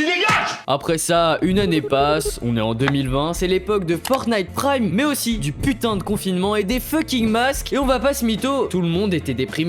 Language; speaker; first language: French; native; French